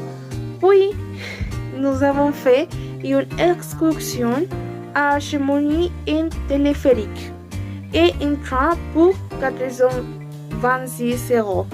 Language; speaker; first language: French; non-native, learner; Spanish